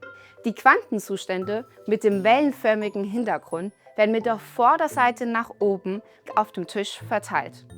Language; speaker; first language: German; native; German